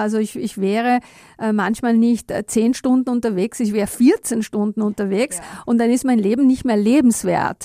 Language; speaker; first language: German; non-native, fluent; Italian